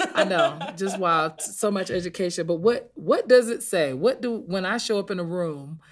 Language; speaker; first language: English; native; English